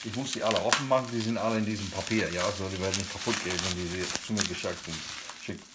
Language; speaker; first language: German; non-native, learner; English